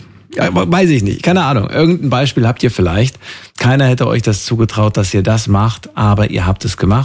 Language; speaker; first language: German; native; German